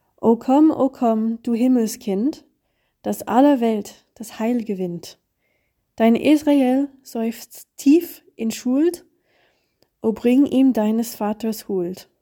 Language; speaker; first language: German; non-native, learner; English